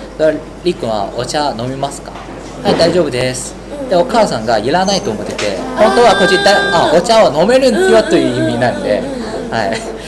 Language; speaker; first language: Japanese; non-native, fluent; Chinese